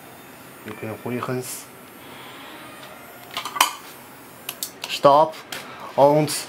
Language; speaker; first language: German; non-native, learner; Chinese